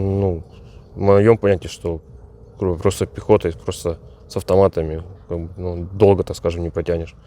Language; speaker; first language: Russian; native; Russian